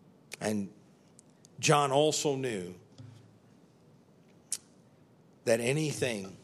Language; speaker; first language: English; native; English